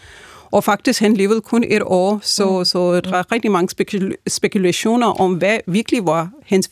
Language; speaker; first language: Danish; non-native, fluent; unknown